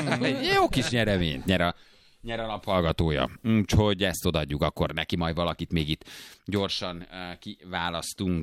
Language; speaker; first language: Hungarian; native; Hungarian